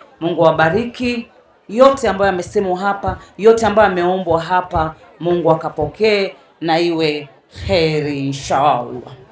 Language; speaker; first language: Swahili; non-native, local second language; Giryama